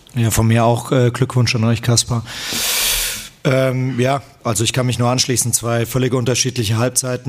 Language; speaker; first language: German; native; German